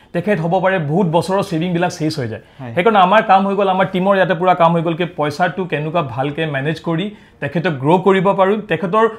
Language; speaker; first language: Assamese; non-native, local second language; Hindi